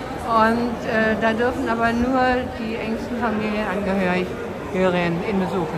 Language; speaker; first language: German; native; German